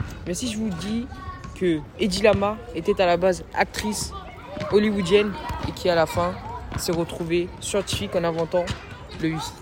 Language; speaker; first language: French; native; French